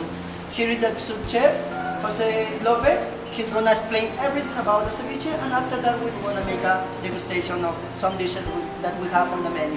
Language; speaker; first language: English; non-native, fluent; Spanish